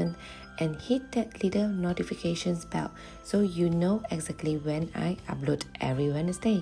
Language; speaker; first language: English; non-native, fluent; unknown